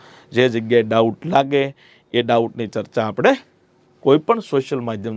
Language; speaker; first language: Gujarati; native; Gujarati